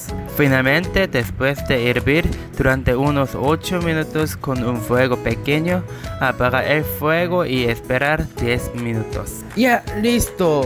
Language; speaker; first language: Spanish; non-native, learner; Korean